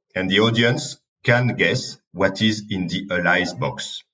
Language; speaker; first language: English; non-native, fluent; French